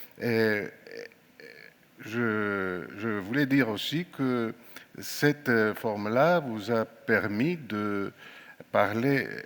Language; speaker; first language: French; non-native, fluent; Greek